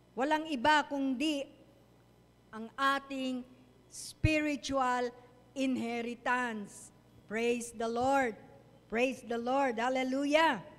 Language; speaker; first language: Filipino; non-native, local second language; Chavacano